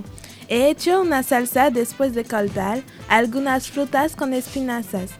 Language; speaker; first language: Spanish; non-native, learner; French